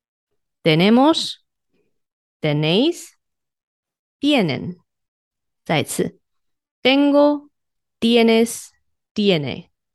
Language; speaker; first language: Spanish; non-native, fluent; Chinese